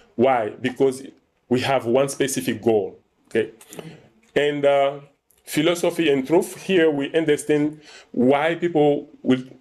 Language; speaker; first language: English; non-native, fluent; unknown